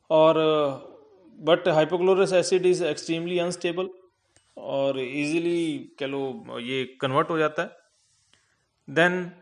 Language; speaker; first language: Hindi; non-native, local second language; Punjabi